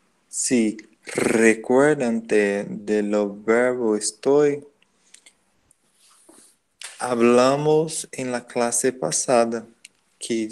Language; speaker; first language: Spanish; non-native, learner; Portuguese